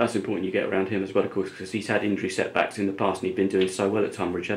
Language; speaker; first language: English; native; English